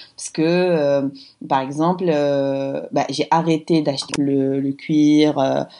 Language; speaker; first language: French; non-native, local second language; Arabic